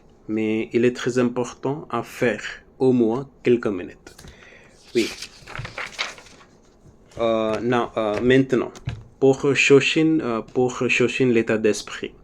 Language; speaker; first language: French; non-native, learner; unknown